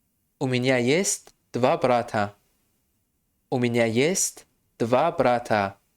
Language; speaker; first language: Russian; non-native, fluent; Tajik